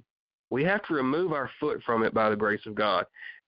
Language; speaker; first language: English; native; English